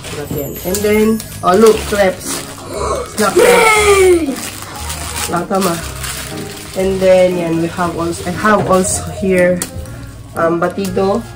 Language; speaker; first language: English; non-native, local second language; Filipino